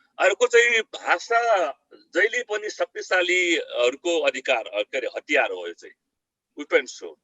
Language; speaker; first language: Nepali; non-native, local second language; Eastern Tamang